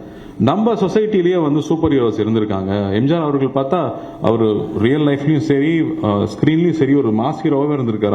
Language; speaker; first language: Tamil; native; Tamil